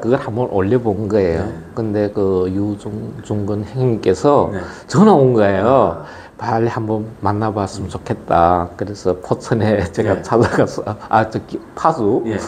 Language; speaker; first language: Korean; early bilingual, other home language; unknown